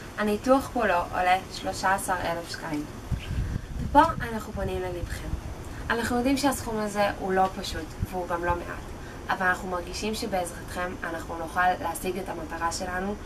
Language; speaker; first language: Hebrew; native; Hebrew